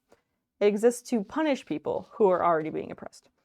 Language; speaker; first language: English; native; English